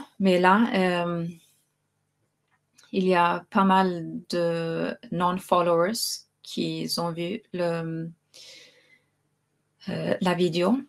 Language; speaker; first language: French; non-native, fluent; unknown